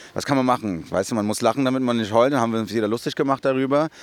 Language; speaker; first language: German; early bilingual, other home language; Portuguese